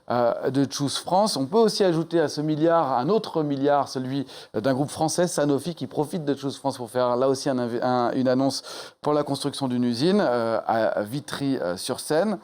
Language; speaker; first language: French; native; French